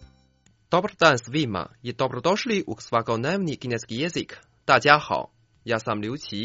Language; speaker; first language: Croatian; non-native, fluent; Chinese